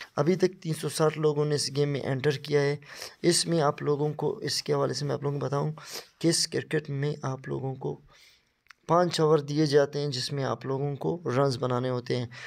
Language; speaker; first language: Urdu; non-native, local second language; Baluchi